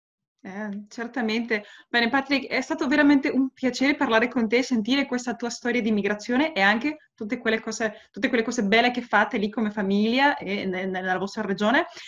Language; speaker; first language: Italian; non-native, fluent; Spanish